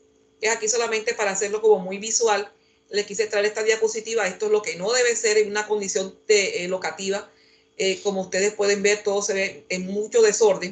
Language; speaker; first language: Spanish; native; Spanish